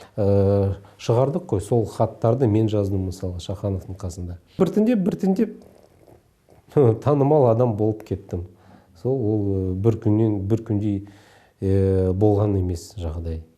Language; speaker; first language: Kazakh; non-native, local second language; Russian